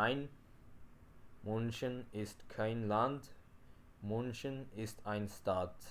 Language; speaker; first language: German; non-native, learner; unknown